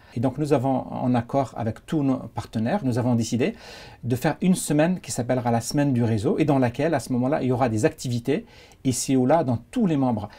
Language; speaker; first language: French; non-native, local second language; Arabic